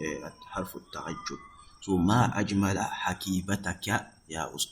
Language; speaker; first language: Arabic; non-native, fluent; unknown